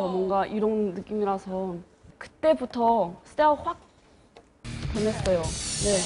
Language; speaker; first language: Korean; non-native, fluent; Chinese